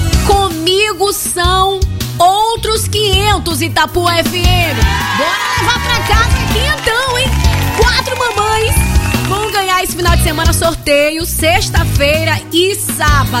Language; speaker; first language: Portuguese; native; Portuguese